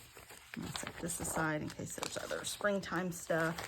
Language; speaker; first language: English; native; English